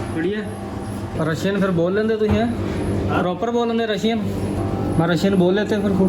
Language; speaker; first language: Hindi; non-native, local second language; Punjabi